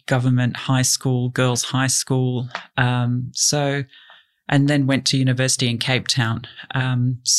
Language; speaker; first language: English; native; English